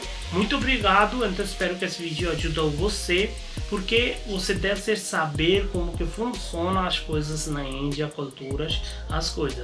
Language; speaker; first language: Portuguese; non-native, learner; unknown